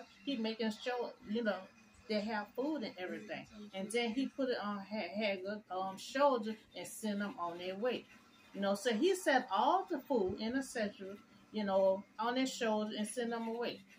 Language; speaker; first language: English; native; English